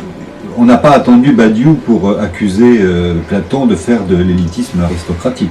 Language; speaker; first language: French; native; French